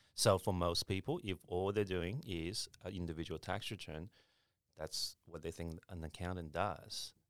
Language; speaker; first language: English; early bilingual, other home language; Chinese